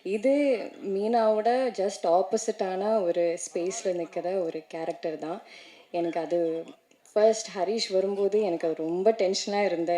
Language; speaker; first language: Tamil; non-native, learner; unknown